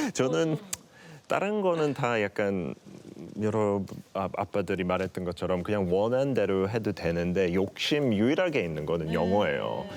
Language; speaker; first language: Korean; non-native, fluent; English